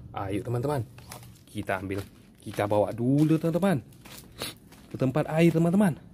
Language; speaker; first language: Indonesian; native; Indonesian